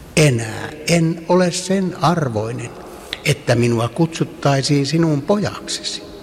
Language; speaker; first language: Finnish; native; Finnish